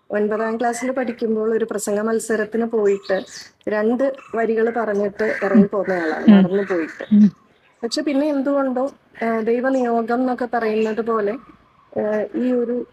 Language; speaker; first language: Malayalam; non-native, local second language; Tamil